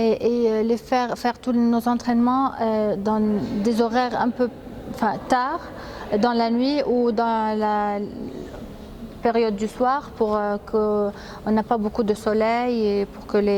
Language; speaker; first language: French; non-native, fluent; Arabic